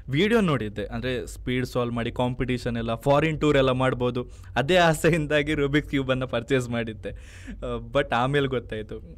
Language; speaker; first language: Kannada; native; Kannada